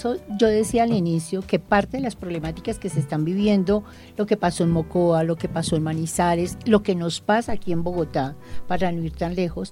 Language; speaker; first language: Spanish; native; Spanish